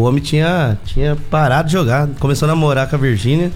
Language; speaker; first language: Portuguese; native; Portuguese